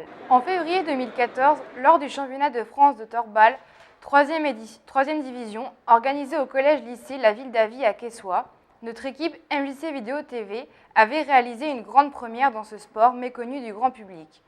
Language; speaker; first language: French; native; French